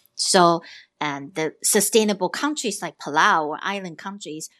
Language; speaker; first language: English; non-native, fluent; Chinese